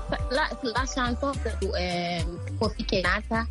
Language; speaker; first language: French; non-native, learner; Akan